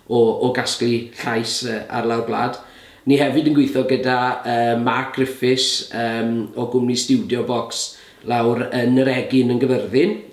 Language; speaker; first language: Welsh; native; Welsh